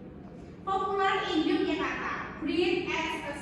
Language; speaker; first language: English; non-native, learner; Indonesian